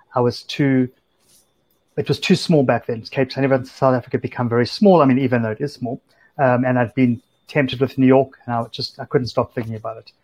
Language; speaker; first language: English; native; English